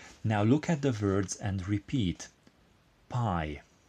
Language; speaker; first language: English; non-native, fluent; Hungarian